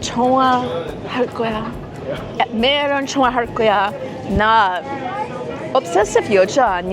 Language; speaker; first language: Korean; non-native, learner; English